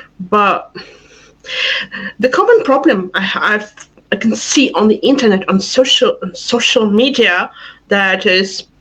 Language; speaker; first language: English; non-native, fluent; Russian